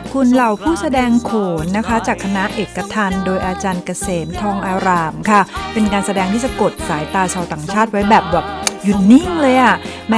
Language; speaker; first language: Thai; native; Thai